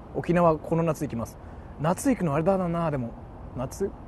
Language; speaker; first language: Japanese; native; Japanese